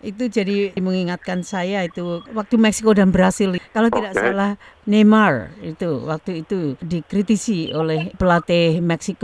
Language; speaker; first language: Indonesian; native; Indonesian